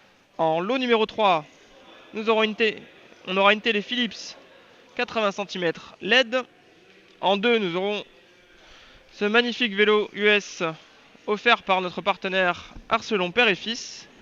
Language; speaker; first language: French; native; French